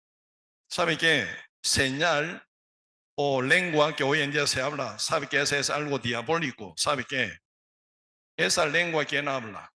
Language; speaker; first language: Spanish; non-native, learner; Korean